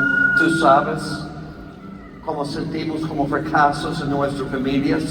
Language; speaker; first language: Spanish; non-native, learner; English